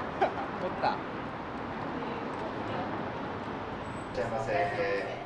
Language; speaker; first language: Japanese; native; Japanese